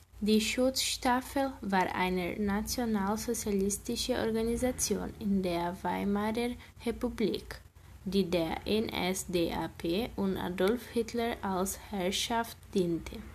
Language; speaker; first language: German; non-native, learner; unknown